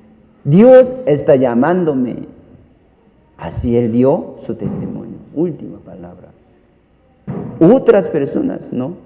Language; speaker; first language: Spanish; non-native, learner; Korean